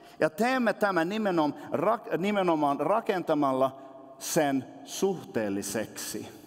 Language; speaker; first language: Finnish; non-native, local second language; Swedish